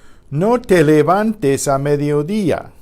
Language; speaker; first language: Spanish; non-native, fluent; English